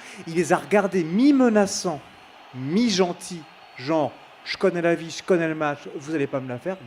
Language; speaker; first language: French; native; French